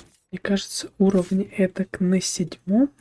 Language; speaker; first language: Russian; native; Russian